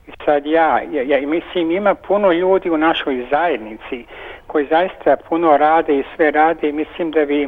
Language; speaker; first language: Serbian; early bilingual, heritage; Serbian